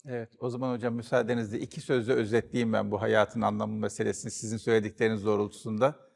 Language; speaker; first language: Turkish; native; Turkish